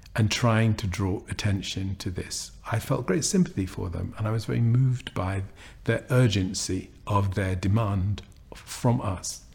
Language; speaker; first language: English; native; English